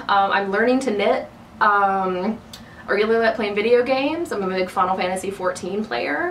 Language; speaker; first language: English; native; English